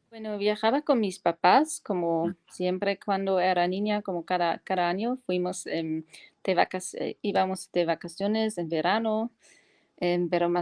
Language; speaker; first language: Spanish; non-native, fluent; German